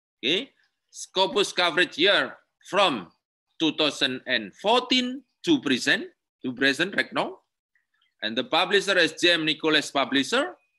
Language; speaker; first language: English; non-native, learner; Indonesian